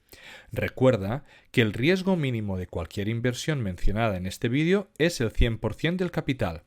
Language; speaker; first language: Spanish; native; Spanish